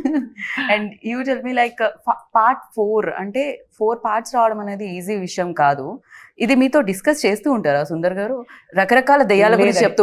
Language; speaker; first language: Telugu; native; Telugu